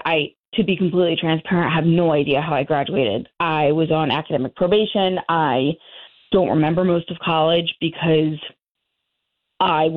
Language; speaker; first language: English; native; English